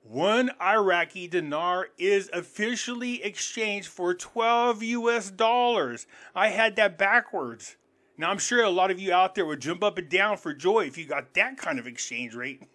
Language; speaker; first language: English; native; English